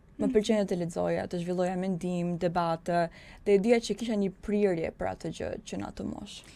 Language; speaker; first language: Albanian; early bilingual, heritage; Albanian